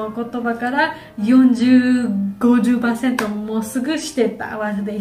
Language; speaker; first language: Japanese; non-native, learner; Georgian